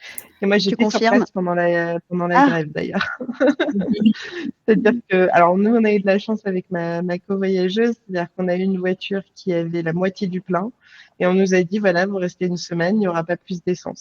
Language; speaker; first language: French; native; French